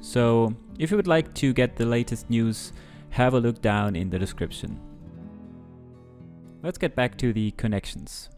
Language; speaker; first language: English; non-native, fluent; German